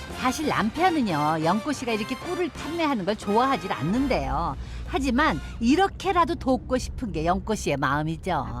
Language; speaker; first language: Korean; native; Korean